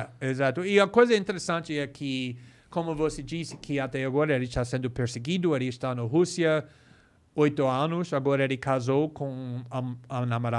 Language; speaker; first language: Portuguese; non-native, fluent; English